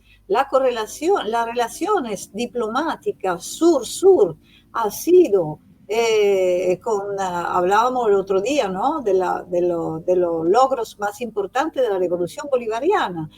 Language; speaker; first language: Spanish; non-native, fluent; Italian